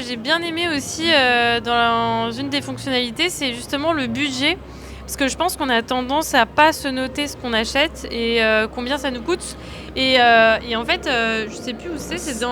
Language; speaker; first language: French; native; French